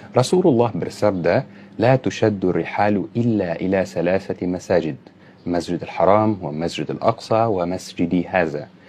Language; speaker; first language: Malay; non-native, fluent; Arabic